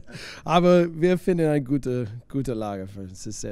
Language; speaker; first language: German; non-native, learner; English